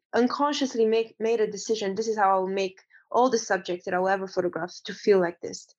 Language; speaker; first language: English; non-native, fluent; Romanian